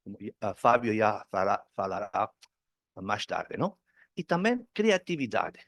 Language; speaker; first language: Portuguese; non-native, learner; Spanish